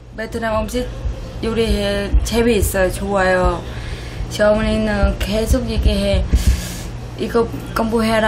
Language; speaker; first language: Korean; non-native, learner; Vietnamese